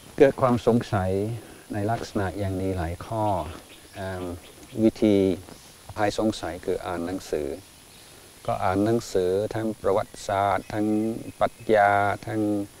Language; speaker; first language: Thai; non-native, fluent; English